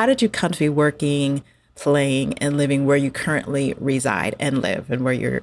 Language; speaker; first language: English; native; English